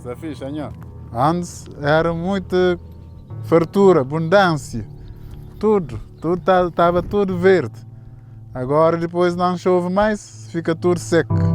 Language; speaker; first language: Portuguese; non-native, local second language; Kabuverdianu